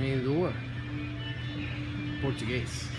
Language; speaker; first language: Portuguese; non-native, learner; English